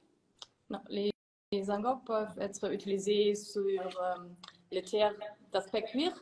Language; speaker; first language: French; non-native, fluent; German